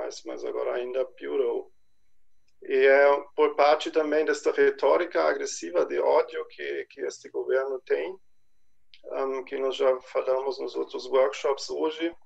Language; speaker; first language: Portuguese; non-native, fluent; German